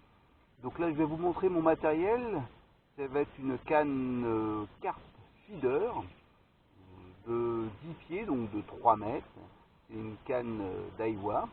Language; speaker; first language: French; native; French